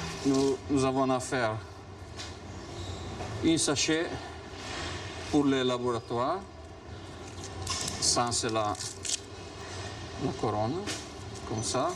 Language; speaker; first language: French; non-native, fluent; Italian